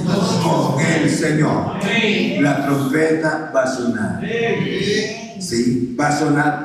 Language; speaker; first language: Spanish; native; Spanish